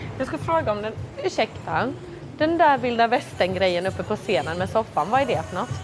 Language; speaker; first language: Swedish; non-native, fluent; English